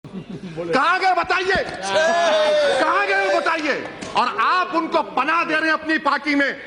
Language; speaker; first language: Urdu; native; Urdu